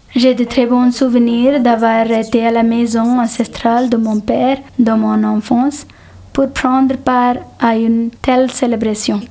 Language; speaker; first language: French; non-native, fluent; Telugu